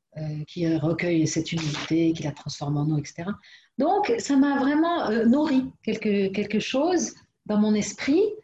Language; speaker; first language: French; non-native, local second language; Arabic